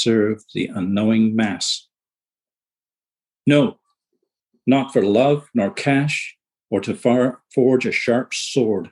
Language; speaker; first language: English; native; English